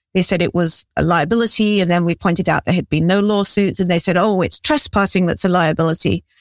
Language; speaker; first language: English; native; English